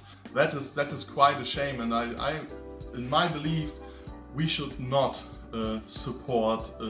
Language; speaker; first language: English; non-native, fluent; German